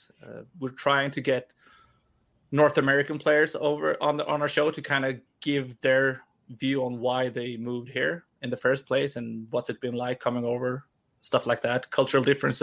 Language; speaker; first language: English; non-native, fluent; Swedish